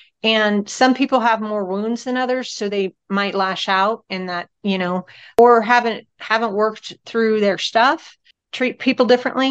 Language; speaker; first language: English; native; English